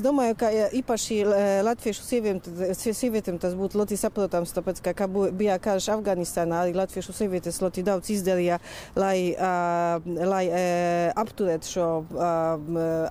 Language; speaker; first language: Latvian; non-native, fluent; Polish